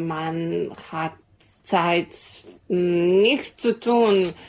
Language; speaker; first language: German; non-native, learner; Serbian